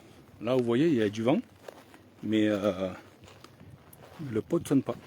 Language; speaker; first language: French; native; French